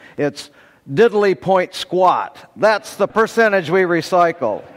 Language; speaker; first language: English; native; English